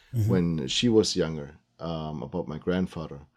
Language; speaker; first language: English; early bilingual, other home language; German